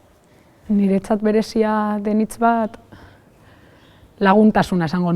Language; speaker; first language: Basque; non-native, local second language; Spanish